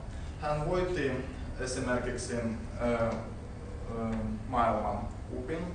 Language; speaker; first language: Finnish; non-native, learner; Russian